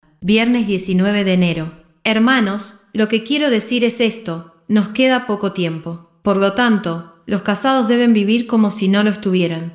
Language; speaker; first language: Spanish; native; Spanish